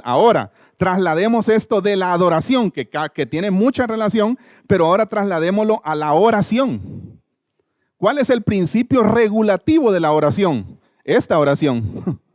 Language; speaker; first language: Spanish; native; Spanish